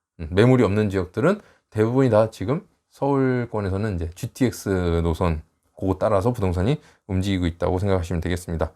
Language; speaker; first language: Korean; native; Korean